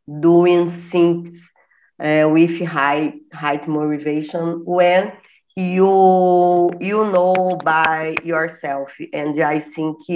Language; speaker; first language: English; non-native, learner; Portuguese